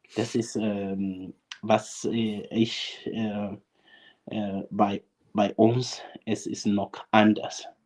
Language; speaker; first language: German; non-native, learner; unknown